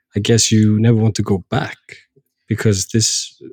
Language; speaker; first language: English; non-native, fluent; Icelandic